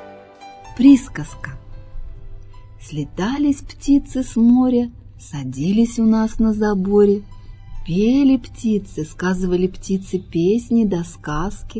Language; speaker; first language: Russian; native; Russian